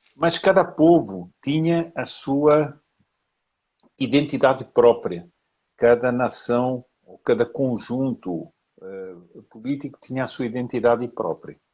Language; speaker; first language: Portuguese; native; Portuguese